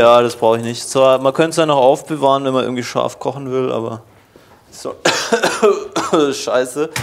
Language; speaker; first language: German; native; German